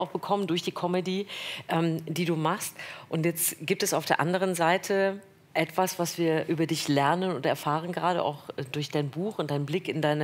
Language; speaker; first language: German; native; German